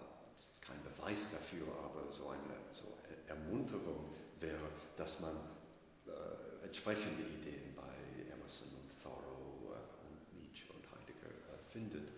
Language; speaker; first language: German; non-native, fluent; English